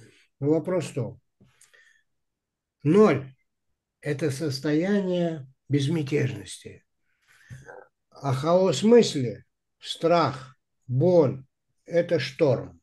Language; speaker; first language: Russian; native; Russian